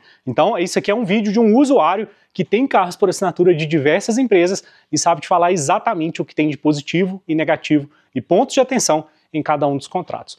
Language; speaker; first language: Portuguese; native; Portuguese